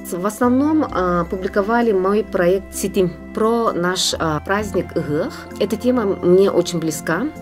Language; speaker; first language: Russian; non-native, local second language; Yakut